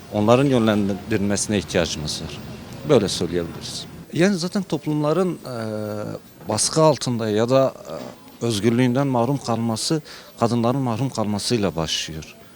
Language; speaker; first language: Turkish; non-native, local second language; Kurdish